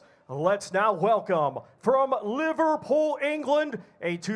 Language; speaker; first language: English; native; English